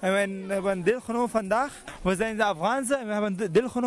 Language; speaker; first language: Dutch; non-native, learner; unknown